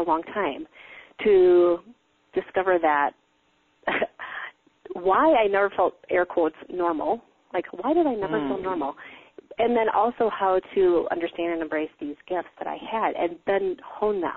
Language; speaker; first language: English; native; English